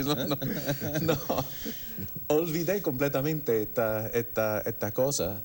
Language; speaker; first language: Spanish; non-native, fluent; English